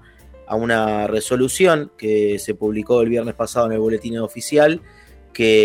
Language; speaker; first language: Spanish; native; Spanish